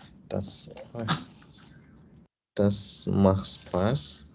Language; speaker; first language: German; non-native, learner; Indonesian